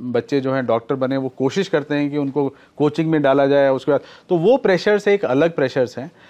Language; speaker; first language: Hindi; native; Hindi